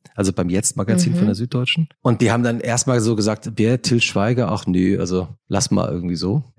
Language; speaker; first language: German; native; German